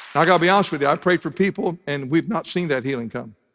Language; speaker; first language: English; native; English